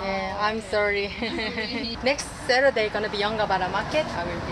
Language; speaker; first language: English; non-native, learner; Korean